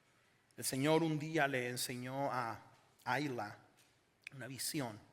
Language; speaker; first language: Spanish; native; Spanish